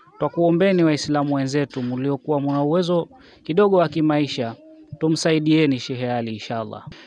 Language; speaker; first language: Swahili; native; Swahili